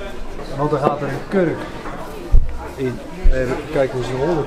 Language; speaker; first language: Dutch; native; Dutch